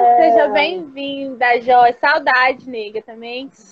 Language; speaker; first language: Portuguese; native; Portuguese